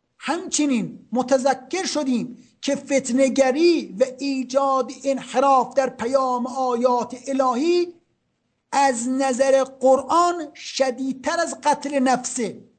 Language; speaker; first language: Persian; native; Persian